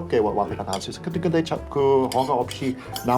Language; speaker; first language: Korean; non-native, fluent; English